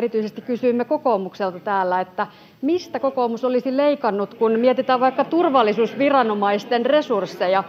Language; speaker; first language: Finnish; native; Finnish